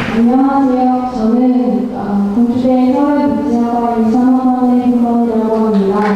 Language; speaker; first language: Korean; non-native, learner; Vietnamese